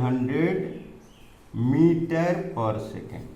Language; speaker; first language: English; non-native, local second language; Hindi